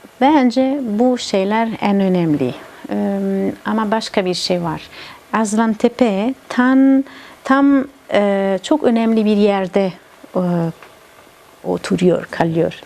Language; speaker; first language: Turkish; non-native, learner; Italian